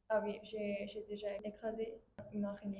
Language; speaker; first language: French; non-native, fluent; English